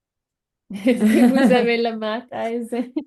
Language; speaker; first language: French; non-native, learner; English